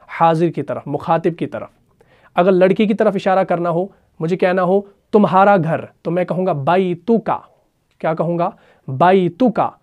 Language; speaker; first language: Urdu; non-native, local second language; Punjabi